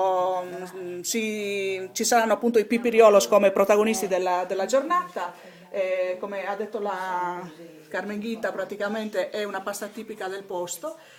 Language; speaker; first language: Italian; native; Italian